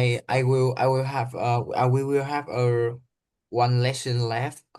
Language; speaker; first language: English; non-native, learner; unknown